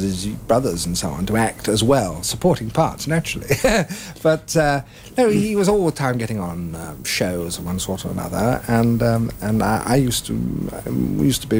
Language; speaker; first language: English; native; English